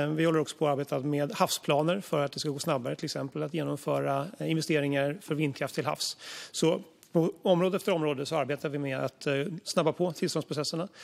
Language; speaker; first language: Swedish; native; Swedish